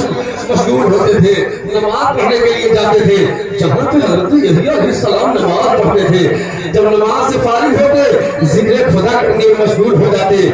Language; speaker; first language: Hindi; native; Hindi